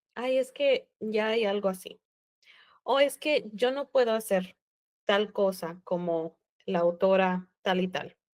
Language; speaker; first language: Spanish; native; Spanish